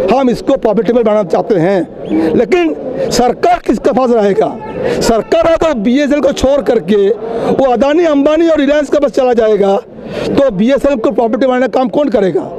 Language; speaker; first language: Hindi; non-native, local second language; Bangla